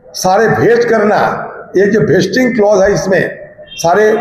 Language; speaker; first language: Hindi; non-native, local second language; Bangla